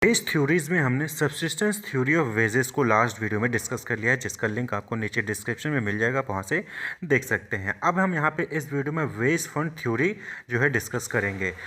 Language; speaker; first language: Hindi; native; Hindi